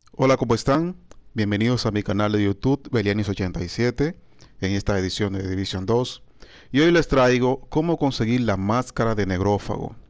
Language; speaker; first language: Spanish; native; Spanish